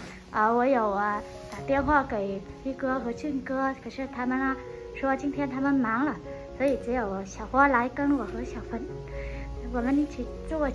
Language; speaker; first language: Chinese; non-native, learner; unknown